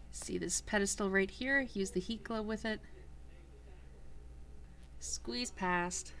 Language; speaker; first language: English; native; English